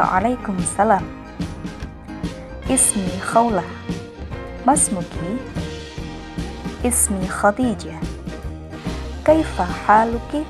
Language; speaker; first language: Arabic; non-native, fluent; Indonesian